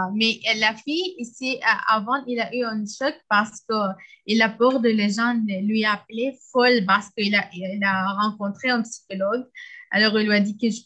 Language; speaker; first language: French; non-native, learner; Arabic